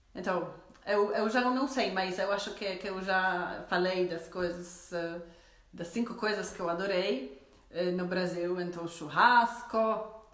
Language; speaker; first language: Portuguese; non-native, fluent; Polish